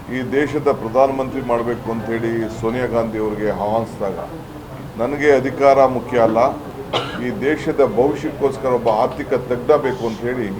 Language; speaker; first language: Kannada; native; Kannada